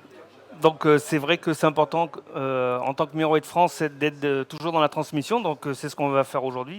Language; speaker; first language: French; native; French